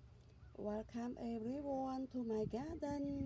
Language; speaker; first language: English; non-native, learner; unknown